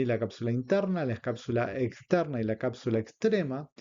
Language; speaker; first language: Spanish; native; Spanish